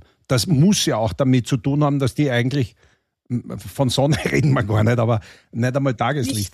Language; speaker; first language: German; native; German